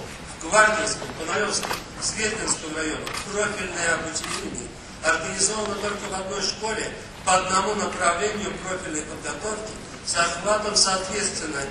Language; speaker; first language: Russian; native; Russian